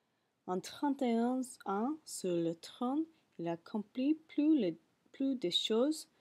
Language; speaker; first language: French; non-native, learner; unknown